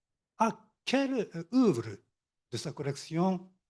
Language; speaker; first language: French; non-native, learner; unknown